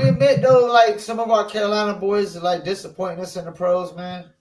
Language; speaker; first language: English; native; English